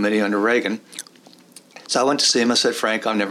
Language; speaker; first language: English; early bilingual, other home language; Czech